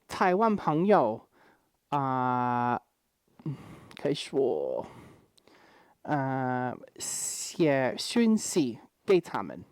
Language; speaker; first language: Chinese; non-native, fluent; English